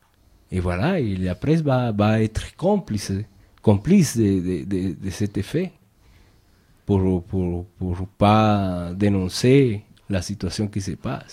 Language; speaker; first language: French; non-native, fluent; Spanish